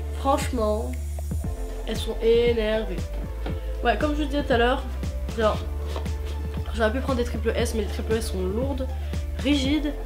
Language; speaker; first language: French; native; French